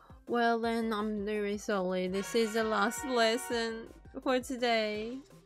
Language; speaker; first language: English; non-native, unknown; Japanese